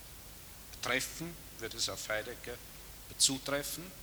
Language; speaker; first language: German; native; German